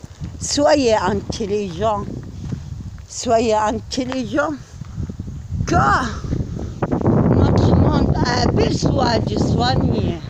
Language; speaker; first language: French; non-native, learner; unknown